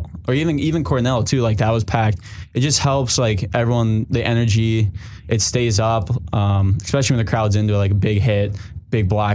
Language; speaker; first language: English; native; English